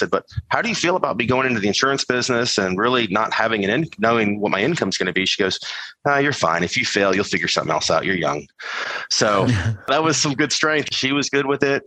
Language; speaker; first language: English; native; English